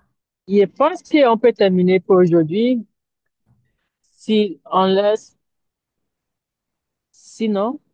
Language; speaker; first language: French; non-native, learner; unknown